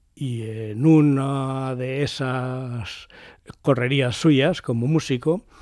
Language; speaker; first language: Spanish; native; Spanish